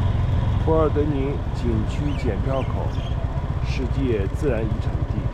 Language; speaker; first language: Chinese; native; Chinese